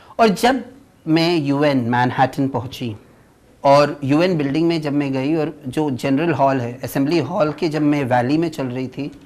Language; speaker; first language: Hindi; native; Hindi